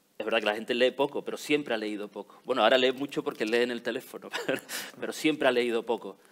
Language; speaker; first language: Spanish; native; Spanish